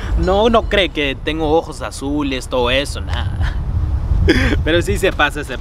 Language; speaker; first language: Spanish; non-native, fluent; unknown